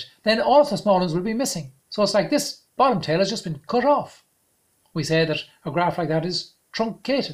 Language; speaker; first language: English; native; English